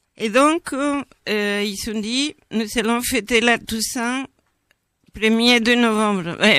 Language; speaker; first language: French; non-native, fluent; Spanish